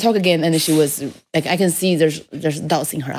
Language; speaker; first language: English; non-native, fluent; Chinese